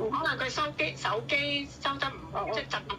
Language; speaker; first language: Chinese; non-native, learner; Indonesian